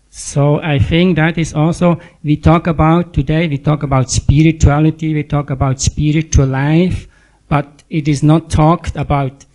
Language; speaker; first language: English; non-native, fluent; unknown